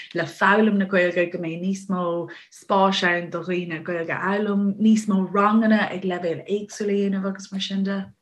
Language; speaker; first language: Irish; native; Irish